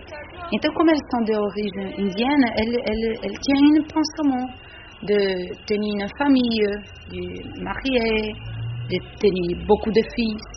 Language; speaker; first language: French; non-native, learner; Portuguese